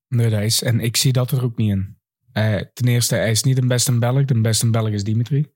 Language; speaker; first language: Dutch; native; Dutch